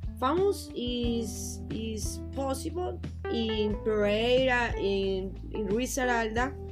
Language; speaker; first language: English; non-native, learner; Spanish